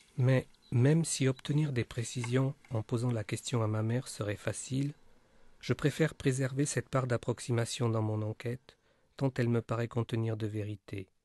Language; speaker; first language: French; native; French